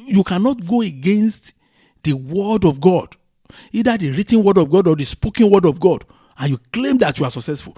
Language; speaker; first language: English; non-native, local second language; Yoruba